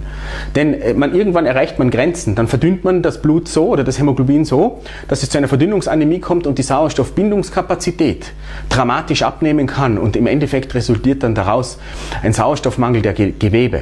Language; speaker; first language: German; native; German